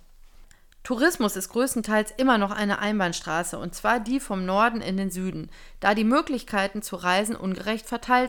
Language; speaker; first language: German; native; German